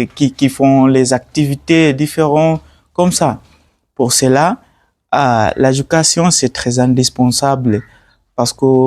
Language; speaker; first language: French; non-native, learner; Swahili